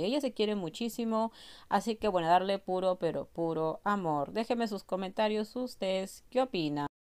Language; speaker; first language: Spanish; native; Spanish